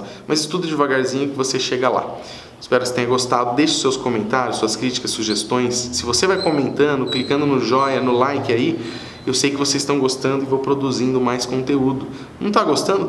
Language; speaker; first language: Portuguese; native; Portuguese